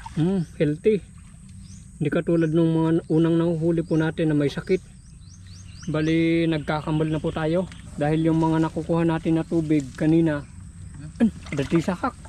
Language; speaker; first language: Filipino; non-native, local second language; Iloko